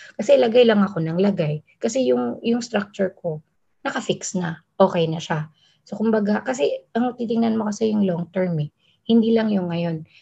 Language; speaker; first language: Filipino; native; Filipino